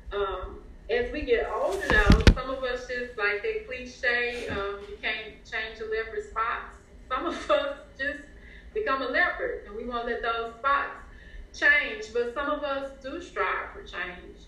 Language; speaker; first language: English; native; English